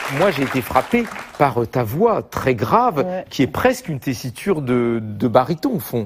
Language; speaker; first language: French; native; French